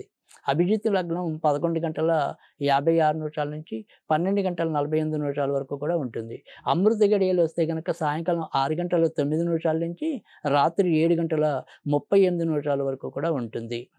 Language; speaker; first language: Telugu; native; Telugu